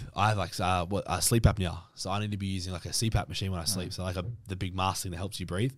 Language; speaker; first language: English; native; English